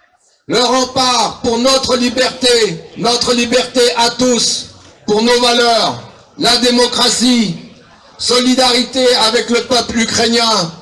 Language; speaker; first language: French; non-native, fluent; Ukrainian